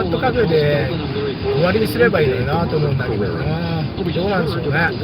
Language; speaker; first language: Japanese; native; Japanese